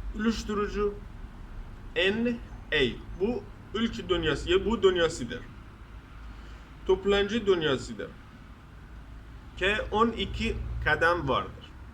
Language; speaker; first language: Turkish; non-native, learner; Persian